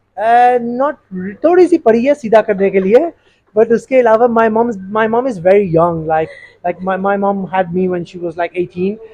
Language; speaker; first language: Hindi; early bilingual, heritage; Urdu